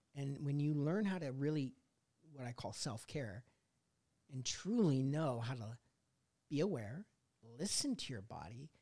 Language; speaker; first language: English; native; English